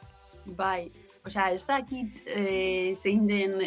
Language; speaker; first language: Basque; non-native, local second language; Spanish